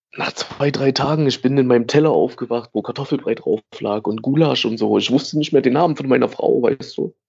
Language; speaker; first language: German; native; German